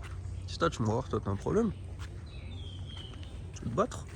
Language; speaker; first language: French; native; French